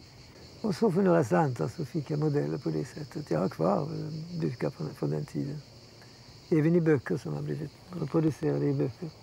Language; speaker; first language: Swedish; early bilingual, heritage; Swedish